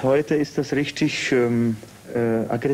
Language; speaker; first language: German; non-native, fluent; Czech